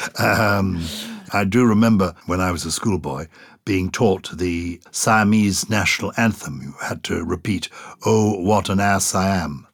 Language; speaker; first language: English; native; English